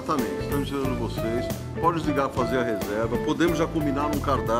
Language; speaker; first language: Portuguese; native; Portuguese